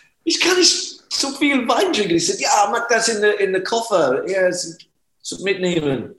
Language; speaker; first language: German; non-native, learner; English